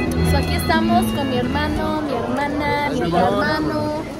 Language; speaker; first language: Spanish; early bilingual, heritage; Spanish